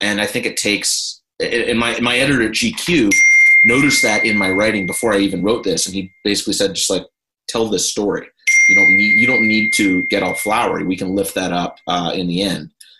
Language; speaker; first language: English; native; English